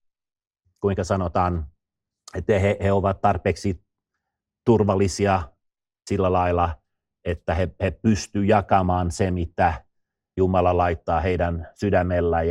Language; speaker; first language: Finnish; non-native, fluent; Swedish